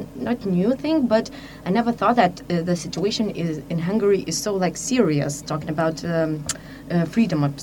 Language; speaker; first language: English; non-native, fluent; Lithuanian